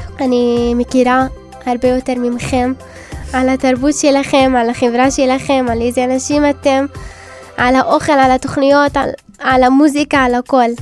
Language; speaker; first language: Hebrew; non-native, local second language; Arabic